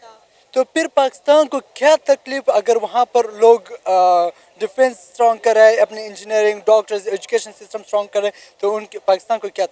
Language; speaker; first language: Hindi; non-native, local second language; Pashto